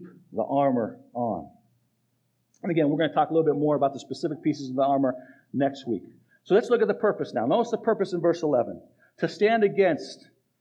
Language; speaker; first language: English; native; English